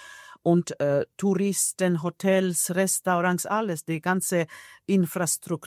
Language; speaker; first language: German; non-native, fluent; Finnish